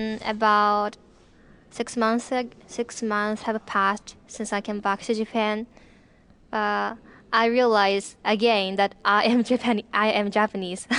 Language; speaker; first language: English; non-native, learner; Japanese